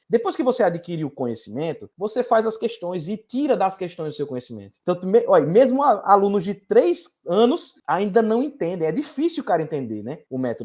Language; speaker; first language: Portuguese; native; Portuguese